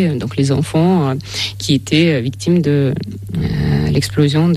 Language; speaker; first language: French; non-native, fluent; Russian